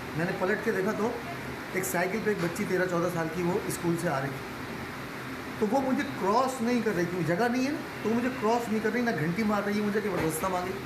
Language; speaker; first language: Urdu; native; Urdu